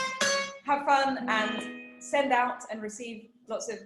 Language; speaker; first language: English; non-native, fluent; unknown